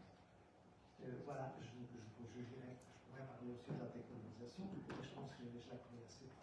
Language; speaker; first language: French; non-native, fluent; Portuguese